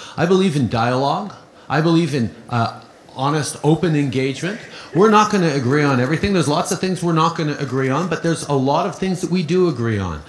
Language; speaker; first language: English; early bilingual, other home language; French